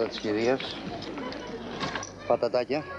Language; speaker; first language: Greek; native; Greek